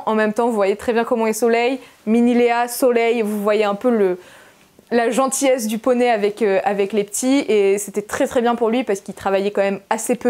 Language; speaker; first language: French; native; French